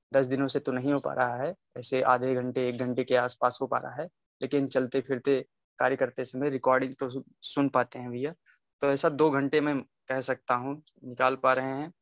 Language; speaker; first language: Hindi; native; Hindi